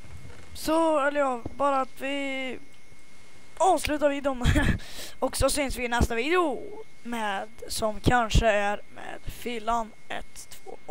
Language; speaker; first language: Swedish; native; Swedish